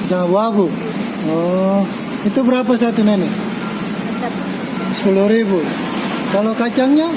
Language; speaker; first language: Malay; native; Malay